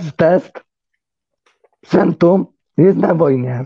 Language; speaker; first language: Polish; early bilingual, heritage; Polish